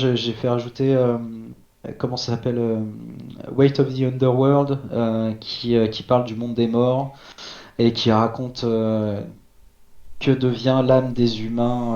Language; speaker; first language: French; native; French